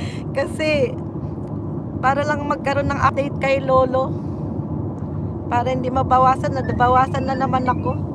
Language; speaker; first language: Filipino; non-native, local second language; Cebuano